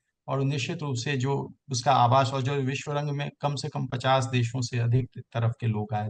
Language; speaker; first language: Hindi; native; Hindi